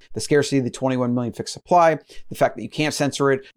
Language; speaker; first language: English; native; English